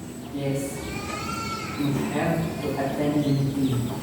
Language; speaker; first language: English; non-native, learner; Indonesian